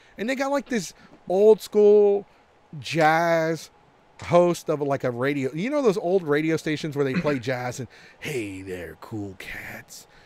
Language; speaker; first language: English; early bilingual, other home language; Spanish